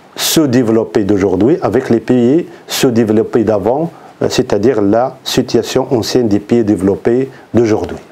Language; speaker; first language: French; non-native, local second language; Arabic